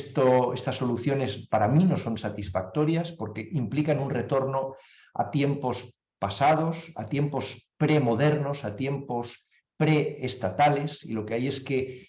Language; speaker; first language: Spanish; native; Spanish